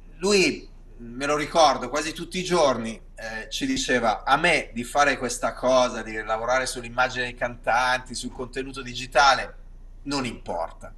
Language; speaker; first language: Italian; native; Italian